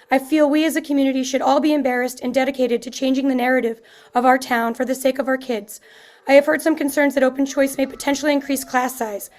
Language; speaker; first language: English; native; English